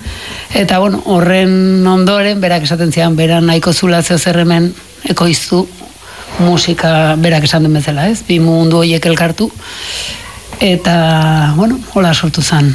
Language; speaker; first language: Basque; native; Basque